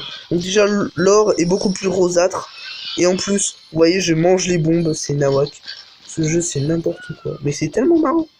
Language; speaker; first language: French; native; French